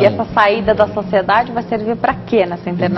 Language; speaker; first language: Portuguese; native; Portuguese